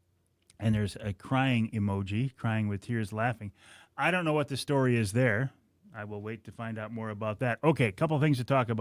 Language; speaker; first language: English; native; English